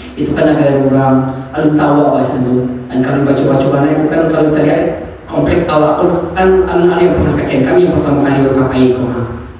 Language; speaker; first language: Malay; non-native, local second language; Minangkabau